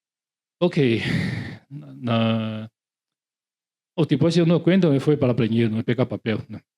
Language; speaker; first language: Portuguese; non-native, learner; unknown